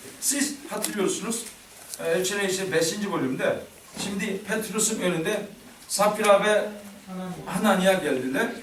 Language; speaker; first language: Turkish; non-native, learner; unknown